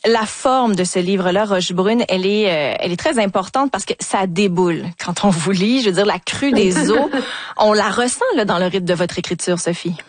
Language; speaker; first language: French; native; French